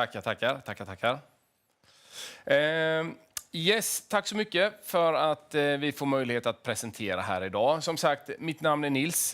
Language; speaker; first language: Swedish; native; Swedish